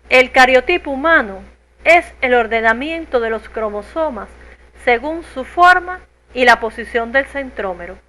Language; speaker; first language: Spanish; native; Spanish